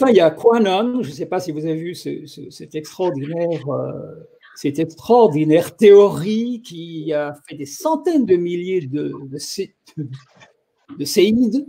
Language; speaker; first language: French; native; French